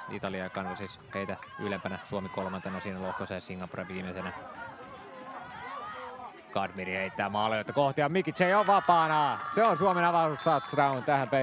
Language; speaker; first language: Finnish; native; Finnish